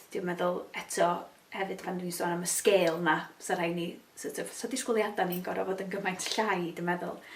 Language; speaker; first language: Welsh; native; Welsh